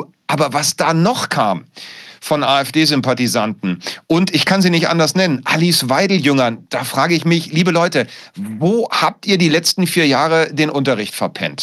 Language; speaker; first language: German; native; German